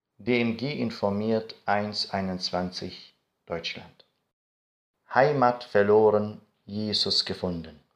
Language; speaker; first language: German; non-native, fluent; Arabic